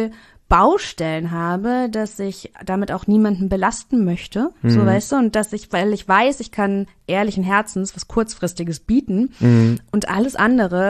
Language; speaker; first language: German; native; German